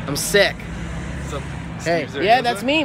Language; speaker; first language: English; native; English